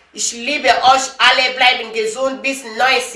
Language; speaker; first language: German; non-native, learner; Lingala